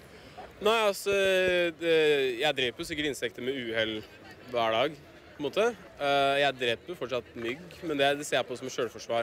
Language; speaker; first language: Norwegian; native; Norwegian